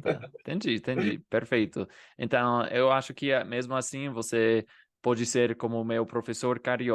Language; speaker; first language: Portuguese; non-native, fluent; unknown